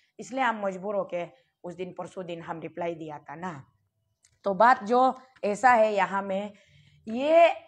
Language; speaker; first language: Hindi; non-native, local second language; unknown